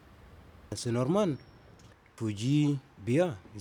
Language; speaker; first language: French; non-native, learner; Arabic